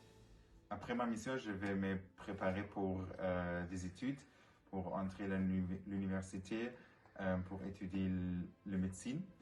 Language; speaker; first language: French; non-native, learner; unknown